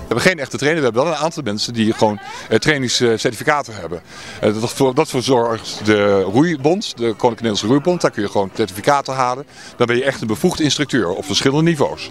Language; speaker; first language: Dutch; native; Dutch